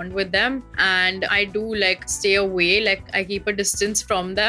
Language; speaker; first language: English; non-native, local second language; Hindi